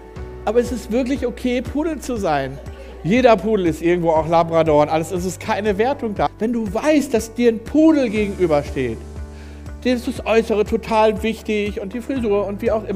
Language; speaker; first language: German; native; German